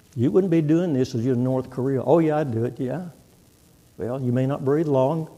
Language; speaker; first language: English; native; English